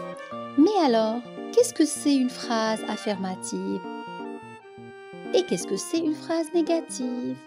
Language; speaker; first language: French; non-native, local second language; Arabic